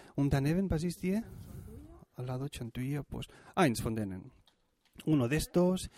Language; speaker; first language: German; non-native, learner; Spanish